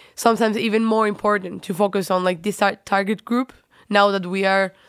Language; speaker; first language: English; non-native, fluent; Spanish